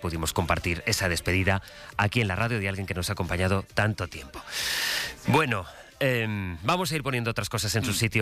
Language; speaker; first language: Spanish; native; Spanish